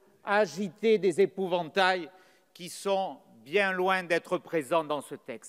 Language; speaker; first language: French; native; French